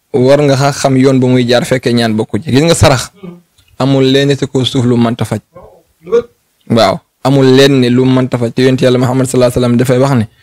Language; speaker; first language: Wolof; non-native, local second language; Fula